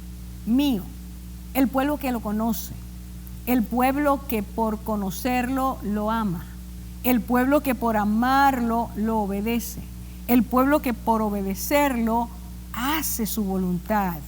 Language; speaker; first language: Spanish; native; Spanish